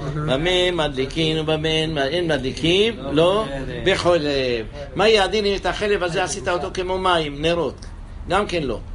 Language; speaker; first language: Hebrew; native; Hebrew